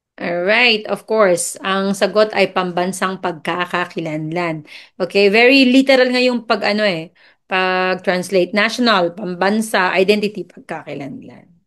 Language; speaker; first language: Filipino; non-native, local second language; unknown